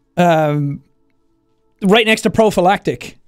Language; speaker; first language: English; native; English